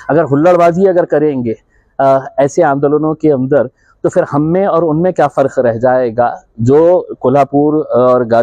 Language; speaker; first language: Urdu; native; Urdu